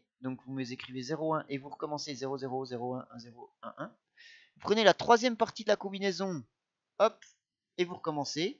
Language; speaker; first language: French; native; French